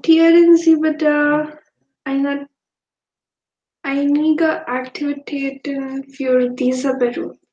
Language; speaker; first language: German; non-native, fluent; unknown